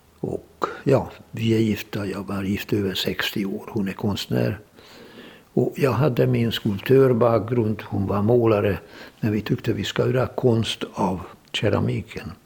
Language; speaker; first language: Swedish; non-native, fluent; Hungarian